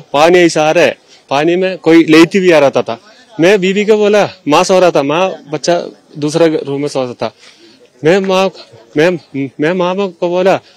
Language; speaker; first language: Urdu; non-native, local second language; Malayalam